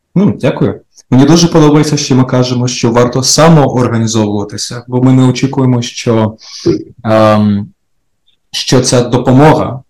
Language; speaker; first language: Ukrainian; native; Ukrainian